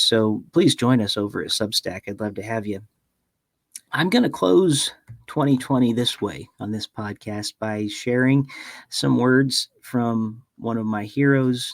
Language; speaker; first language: English; native; English